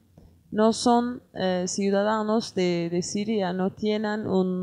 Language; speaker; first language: Spanish; non-native, learner; Kurdish